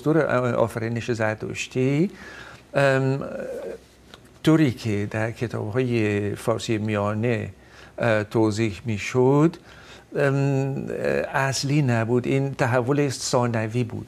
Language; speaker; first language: Persian; non-native, fluent; Dutch